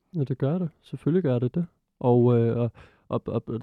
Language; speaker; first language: Danish; early bilingual, other home language; Arabic